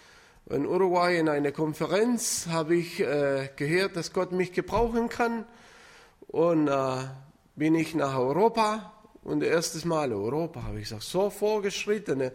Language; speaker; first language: German; non-native, fluent; Spanish